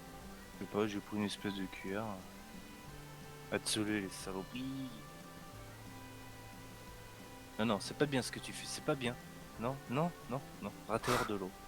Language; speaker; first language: French; native; French